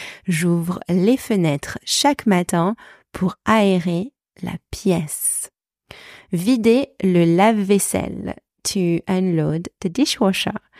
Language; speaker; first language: French; native; French